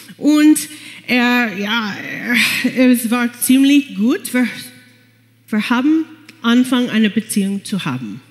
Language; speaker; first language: German; non-native, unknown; English